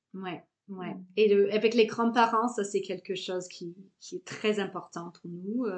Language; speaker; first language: French; non-native, fluent; English